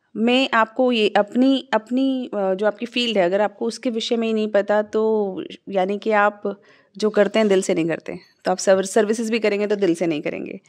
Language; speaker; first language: Hindi; native; Hindi